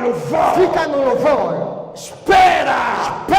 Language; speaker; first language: Portuguese; non-native, learner; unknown